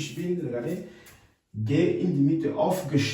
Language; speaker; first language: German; non-native, fluent; French